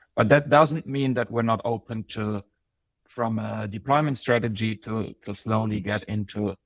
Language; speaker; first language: English; non-native, fluent; Bosnian